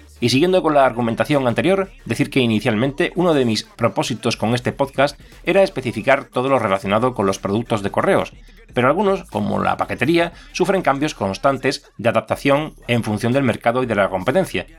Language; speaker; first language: Spanish; native; Spanish